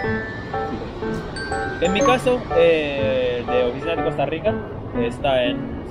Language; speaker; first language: Spanish; non-native, learner; Japanese